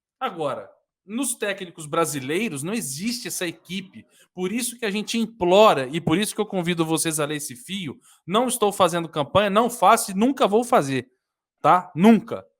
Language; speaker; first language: Portuguese; native; Portuguese